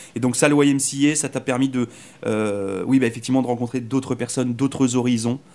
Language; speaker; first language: French; native; French